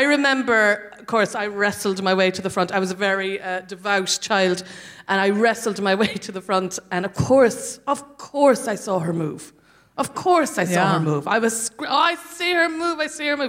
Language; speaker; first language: English; native; English